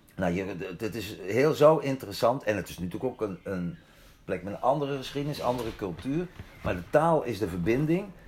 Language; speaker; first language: Dutch; native; Dutch